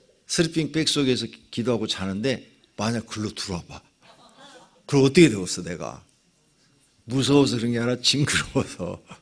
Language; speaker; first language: Korean; native; Korean